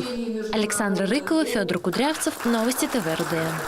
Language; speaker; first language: Russian; native; Russian